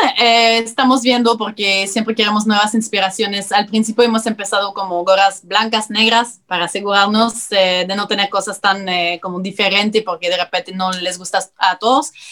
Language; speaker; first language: Spanish; non-native, fluent; French